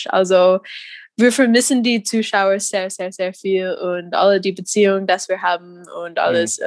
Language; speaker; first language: German; non-native, fluent; English